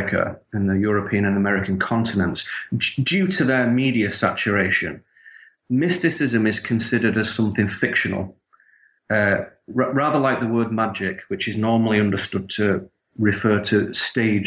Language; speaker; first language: English; native; English